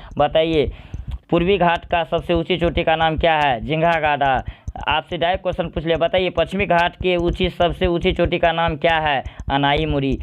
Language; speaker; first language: Hindi; native; Hindi